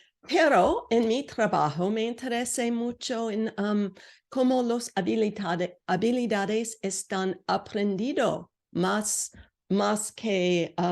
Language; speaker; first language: Spanish; non-native, learner; English